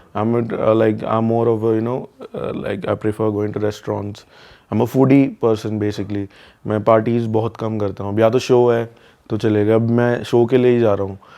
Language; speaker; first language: Hindi; non-native, fluent; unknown